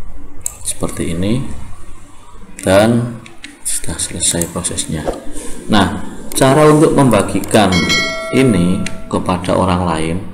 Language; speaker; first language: Indonesian; native; Indonesian